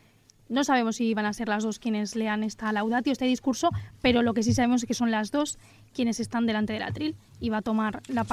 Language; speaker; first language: Spanish; native; Spanish